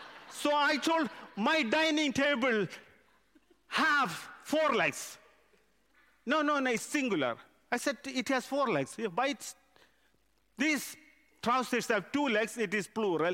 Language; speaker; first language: English; non-native, local second language; Malayalam